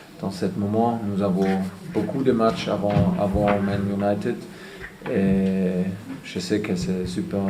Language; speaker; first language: French; non-native, fluent; German